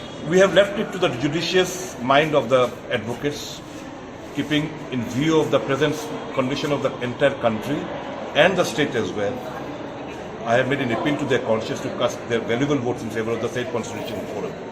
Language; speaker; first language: English; non-native, local second language; Bangla